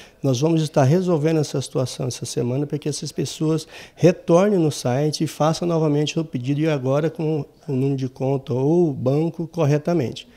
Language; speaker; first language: Portuguese; native; Portuguese